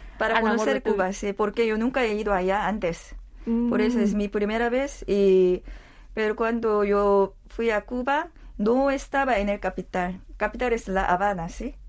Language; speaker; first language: Spanish; non-native, learner; Korean